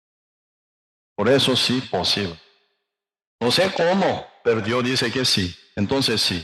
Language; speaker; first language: Spanish; non-native, learner; Korean